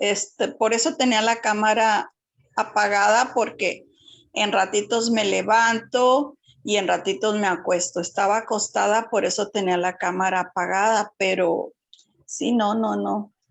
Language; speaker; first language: Spanish; native; Spanish